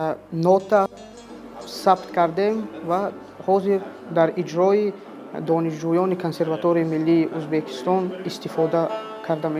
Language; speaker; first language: Persian; non-native, local second language; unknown